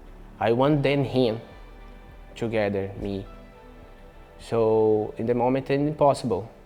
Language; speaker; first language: English; non-native, learner; Portuguese